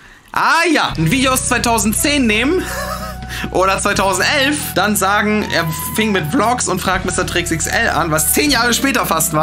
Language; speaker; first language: German; native; German